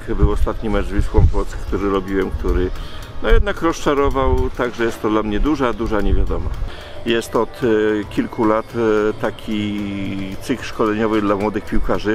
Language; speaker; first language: Polish; native; Polish